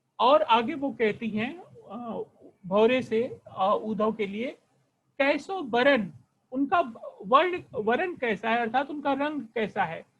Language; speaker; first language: Hindi; non-native, local second language; Marathi